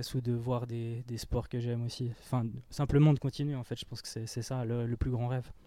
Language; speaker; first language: French; native; French